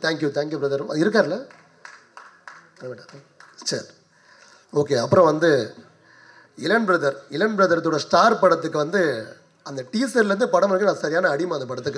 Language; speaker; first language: Tamil; native; Tamil